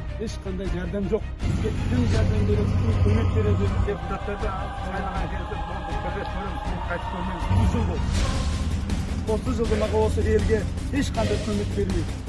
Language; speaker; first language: Kazakh; non-native, local second language; Uzbek